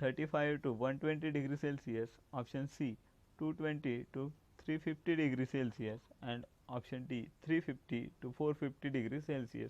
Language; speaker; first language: English; non-native, local second language; Marathi